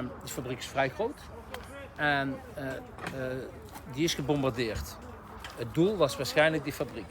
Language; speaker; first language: Dutch; native; Dutch